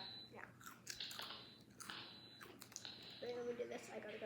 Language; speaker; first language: English; native; English